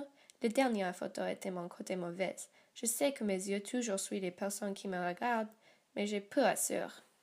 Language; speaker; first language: French; non-native, learner; English